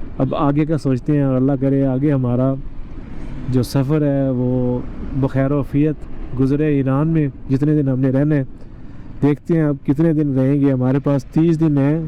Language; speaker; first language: Urdu; native; Urdu